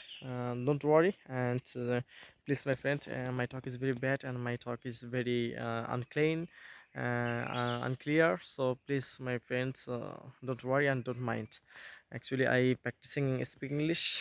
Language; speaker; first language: English; non-native, learner; Bangla